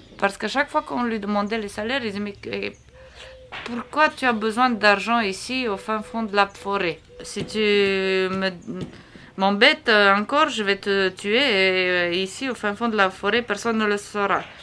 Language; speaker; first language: French; non-native, fluent; Romanian